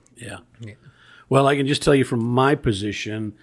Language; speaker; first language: English; native; English